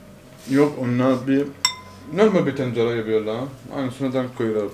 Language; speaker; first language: Turkish; non-native, learner; Arabic